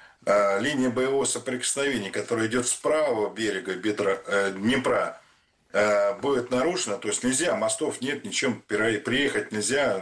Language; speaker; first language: Russian; native; Russian